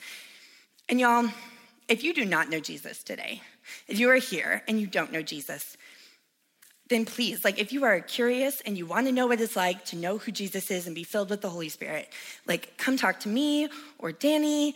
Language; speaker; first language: English; native; English